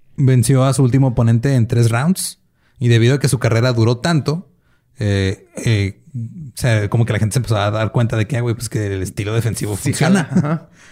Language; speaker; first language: Spanish; native; Spanish